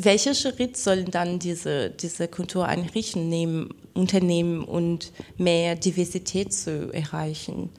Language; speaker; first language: German; non-native, fluent; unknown